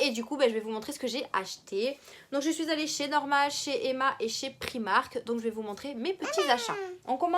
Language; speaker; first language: French; native; French